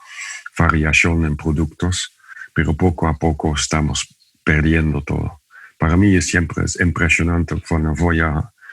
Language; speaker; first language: Spanish; non-native, fluent; Dutch